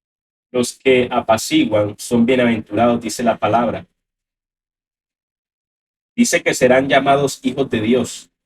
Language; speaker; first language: Spanish; native; Spanish